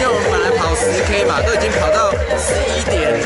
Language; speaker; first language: Chinese; native; Chinese